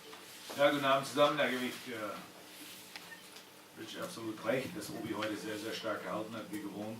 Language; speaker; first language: German; native; German